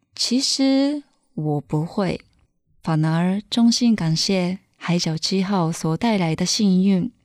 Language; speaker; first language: Chinese; non-native, fluent; Japanese